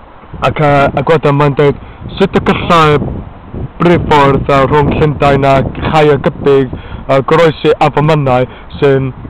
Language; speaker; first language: Welsh; non-native, learner; English